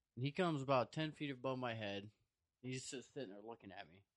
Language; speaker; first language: English; native; English